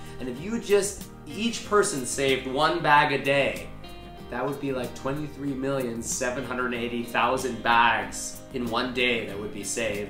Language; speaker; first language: English; native; English